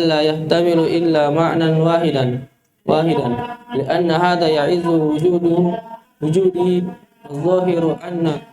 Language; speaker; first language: Arabic; non-native, learner; Indonesian